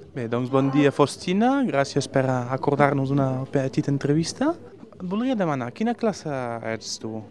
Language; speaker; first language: Catalan; non-native, local second language; French